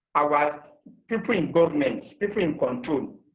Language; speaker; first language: English; non-native, local second language; Yoruba